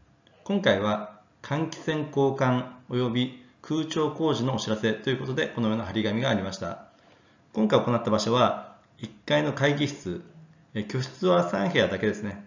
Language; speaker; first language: Japanese; native; Japanese